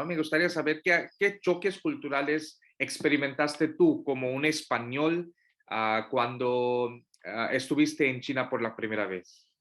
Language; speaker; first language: Spanish; non-native, fluent; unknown